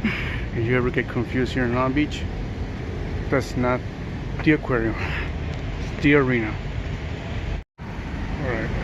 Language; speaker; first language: English; native; English